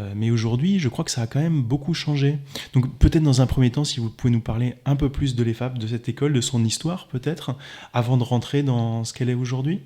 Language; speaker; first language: French; native; French